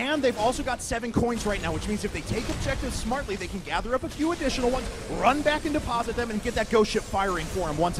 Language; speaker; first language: English; native; English